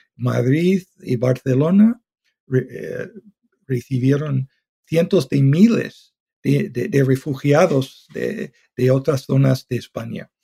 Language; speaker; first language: Spanish; non-native, fluent; English